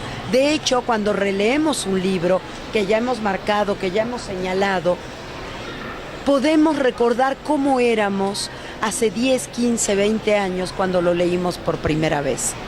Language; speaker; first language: Spanish; native; Spanish